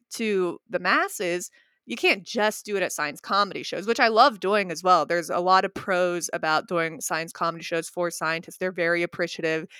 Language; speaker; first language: English; native; English